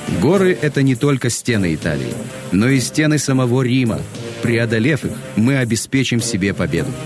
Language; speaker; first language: Russian; native; Russian